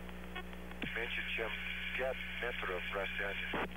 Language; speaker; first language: Russian; non-native, learner; English